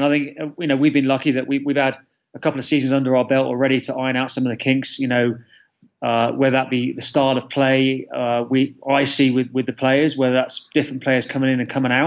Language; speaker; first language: English; native; English